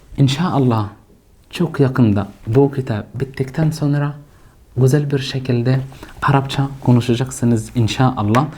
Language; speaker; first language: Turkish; non-native, fluent; Arabic